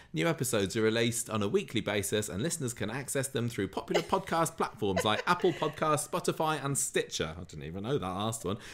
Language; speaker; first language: English; native; English